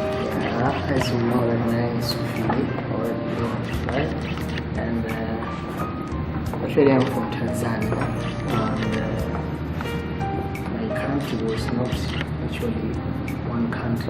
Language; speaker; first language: English; non-native, local second language; Swahili